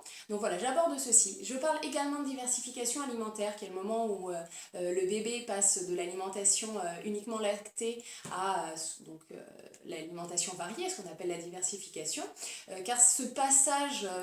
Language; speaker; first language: French; native; French